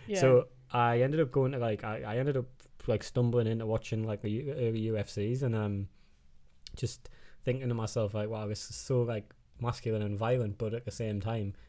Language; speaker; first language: English; native; English